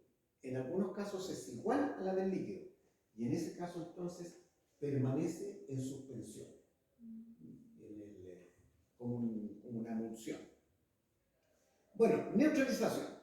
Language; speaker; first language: Spanish; native; Spanish